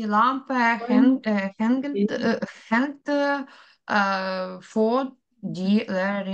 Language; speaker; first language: German; non-native, learner; Ukrainian